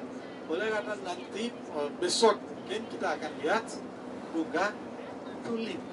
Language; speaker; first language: Indonesian; non-native, fluent; Turkish